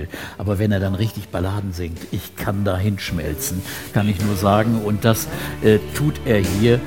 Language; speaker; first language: German; native; German